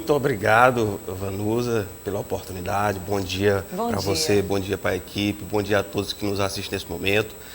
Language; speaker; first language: Portuguese; native; Portuguese